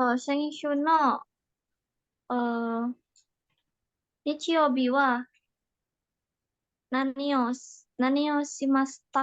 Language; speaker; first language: Japanese; non-native, learner; Indonesian